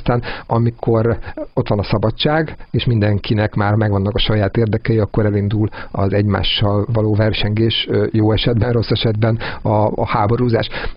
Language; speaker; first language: Hungarian; native; Hungarian